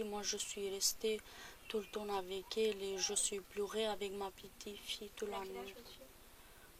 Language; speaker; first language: French; non-native, learner; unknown